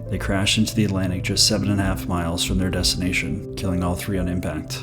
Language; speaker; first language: English; native; English